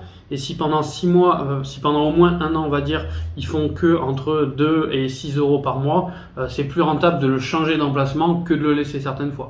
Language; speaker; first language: French; native; French